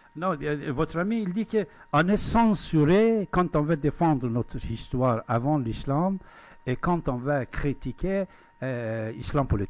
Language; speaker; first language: French; non-native, fluent; Persian